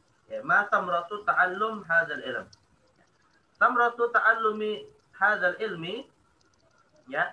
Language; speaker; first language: Arabic; non-native, fluent; Indonesian